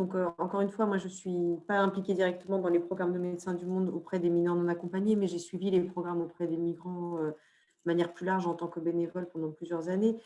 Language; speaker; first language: French; native; French